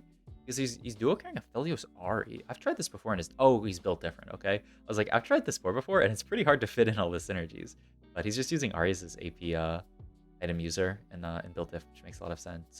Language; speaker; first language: English; native; English